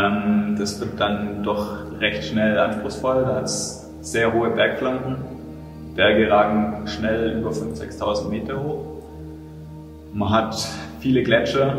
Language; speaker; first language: German; native; German